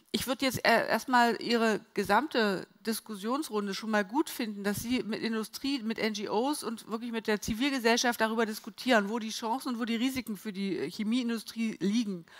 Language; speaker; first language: German; native; German